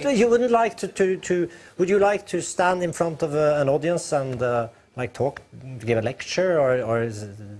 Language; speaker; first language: English; non-native, fluent; Norwegian